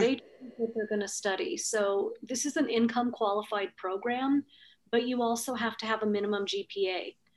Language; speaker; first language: English; native; English